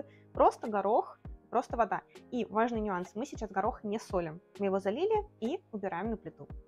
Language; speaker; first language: Russian; native; Russian